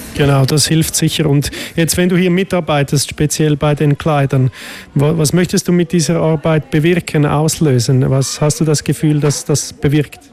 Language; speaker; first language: German; native; German